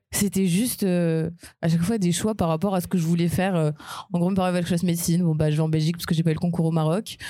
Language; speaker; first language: French; non-native, local second language; Arabic